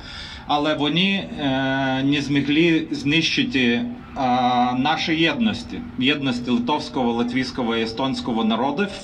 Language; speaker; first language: Ukrainian; non-native, fluent; Lithuanian